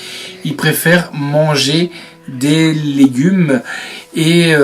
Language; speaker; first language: French; native; French